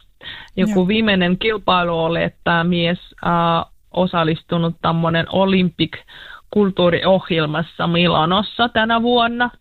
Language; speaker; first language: Finnish; non-native, learner; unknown